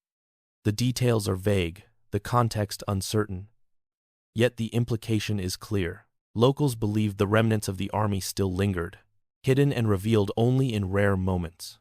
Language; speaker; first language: English; native; English